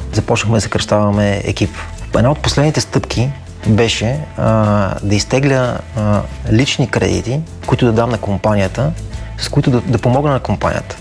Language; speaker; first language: Bulgarian; native; Bulgarian